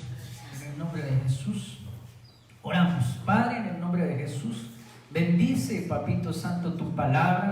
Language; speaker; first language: Spanish; native; Spanish